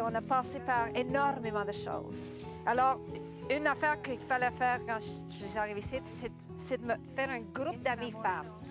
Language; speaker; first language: French; non-native, local second language; English